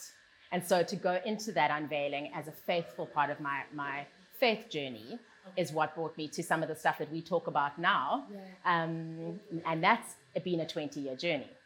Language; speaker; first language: English; native; English